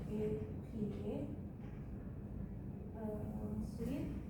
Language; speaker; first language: French; non-native, learner; Indonesian